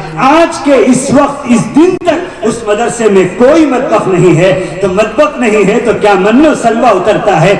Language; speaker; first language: Urdu; non-native, local second language; Tamil